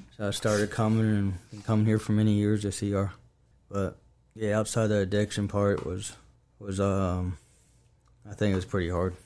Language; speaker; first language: English; native; English